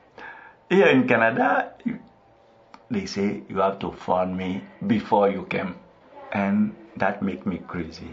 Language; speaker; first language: English; non-native, local second language; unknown